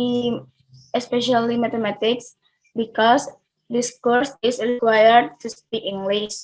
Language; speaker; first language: English; non-native, learner; Indonesian